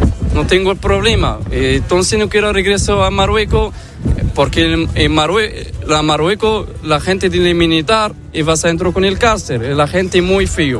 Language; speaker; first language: Spanish; non-native, learner; Arabic